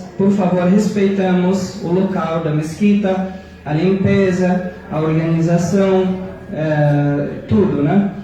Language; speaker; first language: Portuguese; non-native, fluent; Arabic